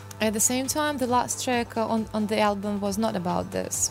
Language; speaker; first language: English; non-native, fluent; Russian